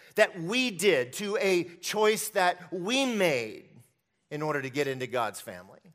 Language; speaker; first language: English; early bilingual, other home language; Hungarian